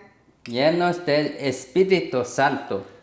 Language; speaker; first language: Spanish; non-native, learner; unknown